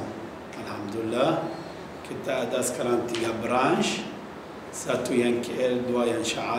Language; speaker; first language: Indonesian; non-native, learner; Arabic